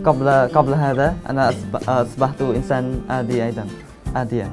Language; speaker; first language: Arabic; non-native, fluent; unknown